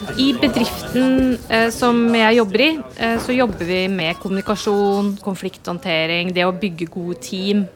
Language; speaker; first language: Norwegian; native; Norwegian